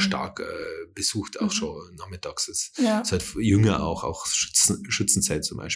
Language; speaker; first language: German; native; German